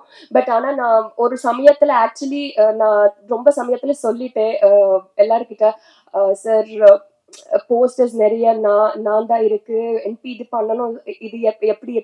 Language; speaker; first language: Tamil; non-native, learner; Telugu